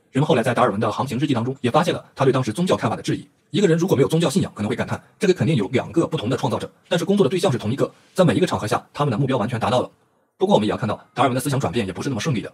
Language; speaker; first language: Chinese; native; Chinese